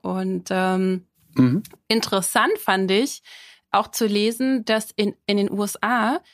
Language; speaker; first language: German; native; German